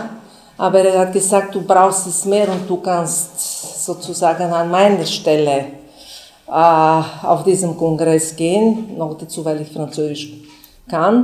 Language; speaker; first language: German; non-native, fluent; Bulgarian